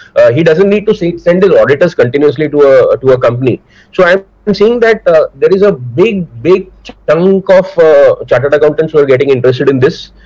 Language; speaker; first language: English; non-native, local second language; Marathi